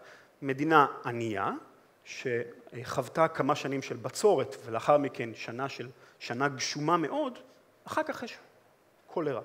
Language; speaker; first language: Hebrew; native; Hebrew